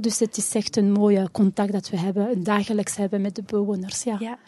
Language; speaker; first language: Dutch; non-native, local second language; French